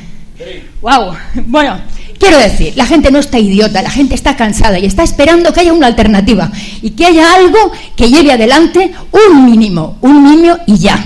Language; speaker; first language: Spanish; native; Spanish